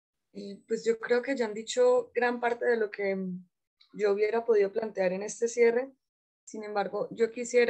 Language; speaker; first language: Spanish; native; Spanish